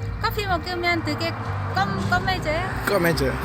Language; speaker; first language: Korean; non-native, learner; Vietnamese